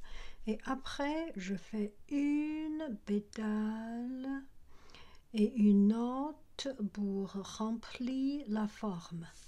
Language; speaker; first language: French; non-native, learner; Chinese